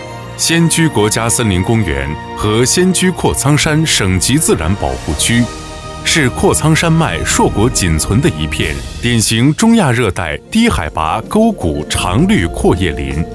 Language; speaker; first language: Chinese; native; Chinese